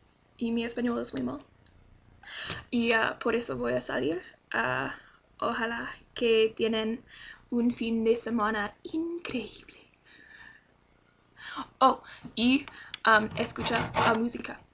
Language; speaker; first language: Spanish; non-native, learner; English